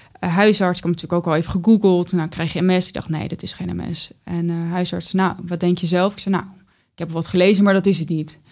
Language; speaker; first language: Dutch; native; Dutch